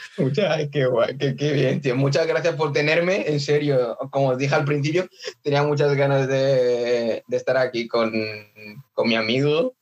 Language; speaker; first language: Spanish; early bilingual, other home language; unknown